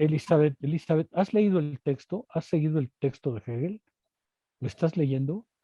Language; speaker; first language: Spanish; native; Spanish